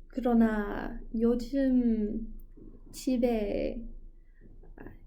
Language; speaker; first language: Korean; non-native, learner; English